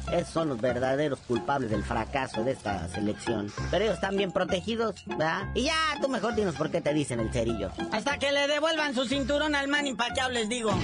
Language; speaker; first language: Spanish; native; Spanish